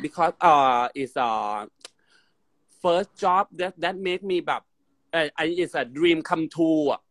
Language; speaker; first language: English; non-native, learner; Thai